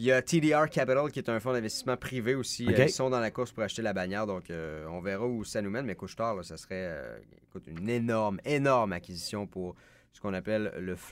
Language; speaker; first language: French; native; French